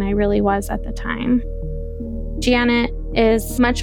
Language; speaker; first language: English; native; English